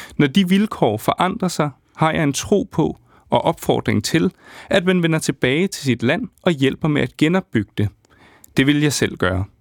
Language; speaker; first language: Danish; native; Danish